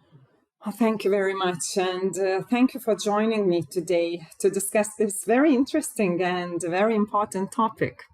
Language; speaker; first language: English; non-native, fluent; Lithuanian